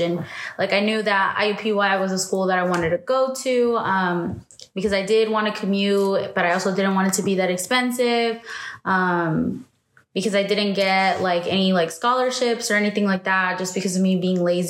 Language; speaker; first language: English; native; English